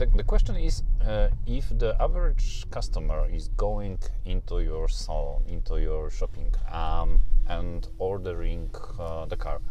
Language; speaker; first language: English; non-native, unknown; Polish